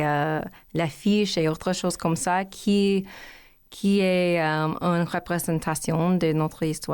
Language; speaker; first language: French; non-native, learner; English